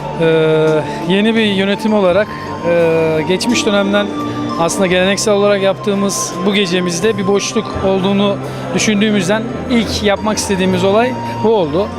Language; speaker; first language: Turkish; native; Turkish